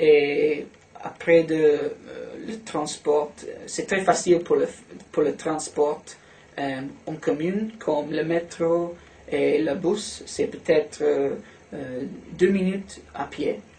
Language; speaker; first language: French; non-native, learner; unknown